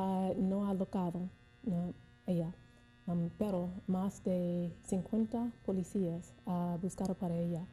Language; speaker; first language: Spanish; non-native, learner; English